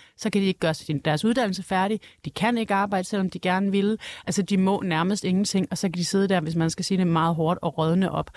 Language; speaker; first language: Danish; native; Danish